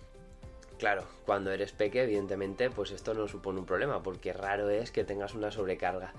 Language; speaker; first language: Spanish; native; Spanish